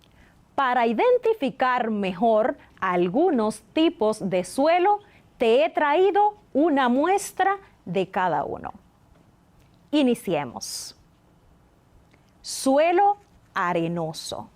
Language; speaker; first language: Spanish; native; Spanish